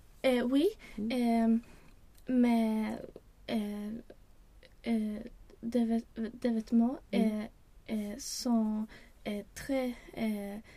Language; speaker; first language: French; non-native, learner; Swedish